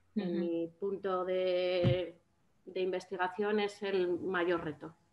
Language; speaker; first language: Spanish; native; Spanish